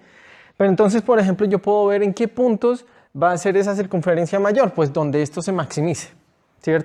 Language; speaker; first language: Spanish; native; Spanish